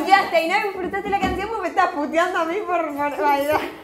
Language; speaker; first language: Spanish; native; Spanish